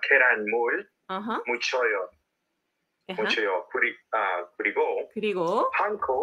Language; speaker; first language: Korean; non-native, learner; English